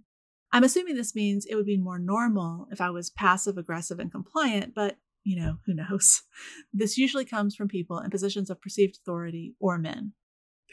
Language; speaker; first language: English; native; English